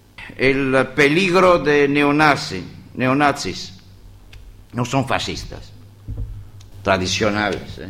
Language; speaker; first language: Spanish; non-native, learner; Greek